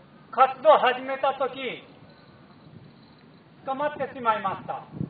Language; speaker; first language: Japanese; non-native, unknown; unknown